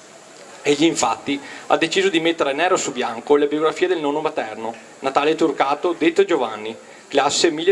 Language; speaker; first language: Italian; native; Italian